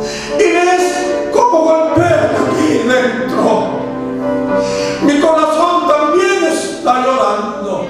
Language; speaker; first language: Spanish; native; Spanish